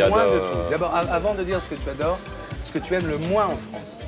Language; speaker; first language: French; native; French